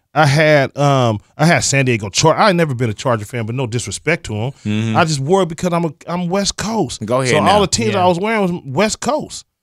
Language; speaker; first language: English; native; English